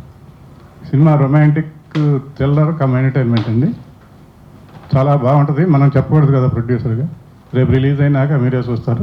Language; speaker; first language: Telugu; native; Telugu